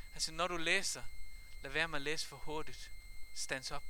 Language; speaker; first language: Danish; non-native, fluent; Faroese